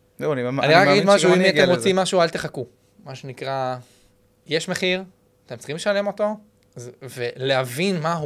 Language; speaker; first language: Hebrew; native; Hebrew